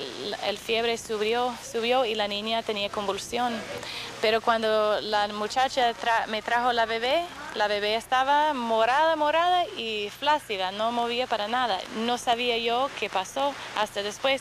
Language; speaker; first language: Spanish; non-native, fluent; English